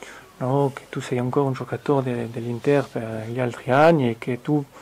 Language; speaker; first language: Italian; non-native, fluent; French